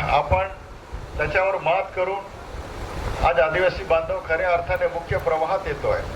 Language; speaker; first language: Marathi; non-native, local second language; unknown